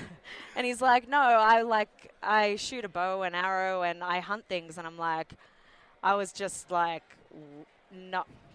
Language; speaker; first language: English; native; English